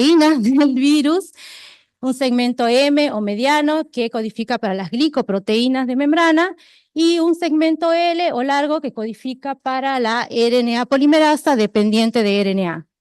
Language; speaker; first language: Spanish; native; Spanish